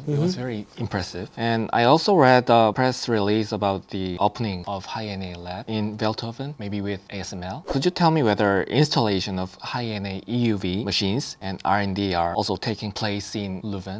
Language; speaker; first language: English; non-native, fluent; Korean